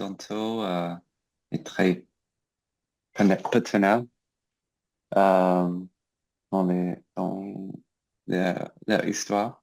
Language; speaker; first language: French; non-native, learner; English